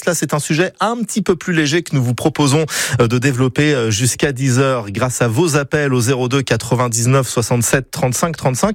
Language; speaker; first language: French; native; French